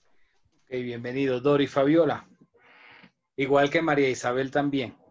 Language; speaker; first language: Spanish; native; Spanish